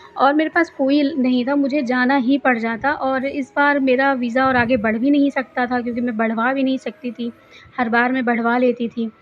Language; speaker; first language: Hindi; native; Hindi